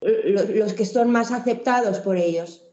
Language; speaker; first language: Spanish; native; Spanish